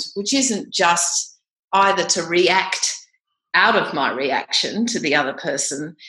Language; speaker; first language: English; native; English